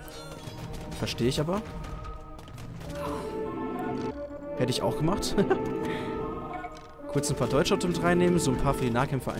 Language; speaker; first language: German; native; German